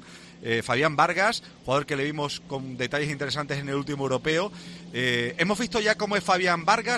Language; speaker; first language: Spanish; native; Spanish